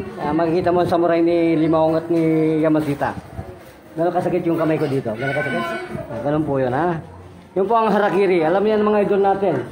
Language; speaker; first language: Filipino; non-native, local second language; Cebuano